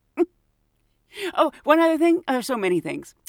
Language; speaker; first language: English; native; English